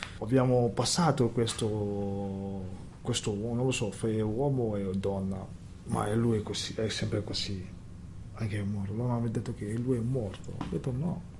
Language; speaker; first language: Italian; non-native, learner; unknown